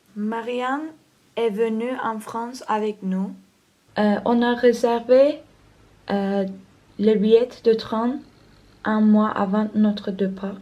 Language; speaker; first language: French; non-native, learner; Turkish